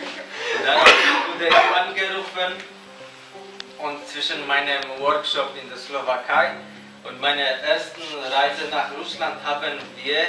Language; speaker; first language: German; non-native, fluent; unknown